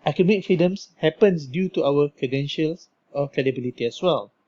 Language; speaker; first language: English; non-native, local second language; Malay